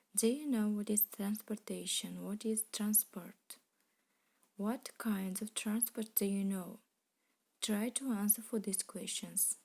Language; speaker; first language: English; non-native, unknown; Kazakh